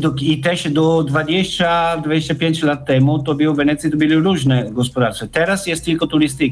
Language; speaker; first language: Polish; non-native, learner; Italian